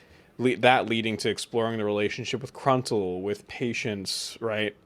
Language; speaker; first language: English; native; English